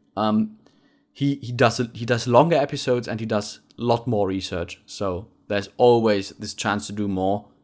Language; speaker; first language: English; non-native, fluent; German